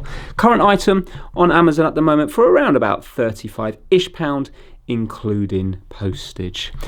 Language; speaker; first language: English; native; English